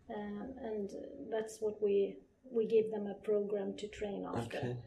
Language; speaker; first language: English; non-native, fluent; Polish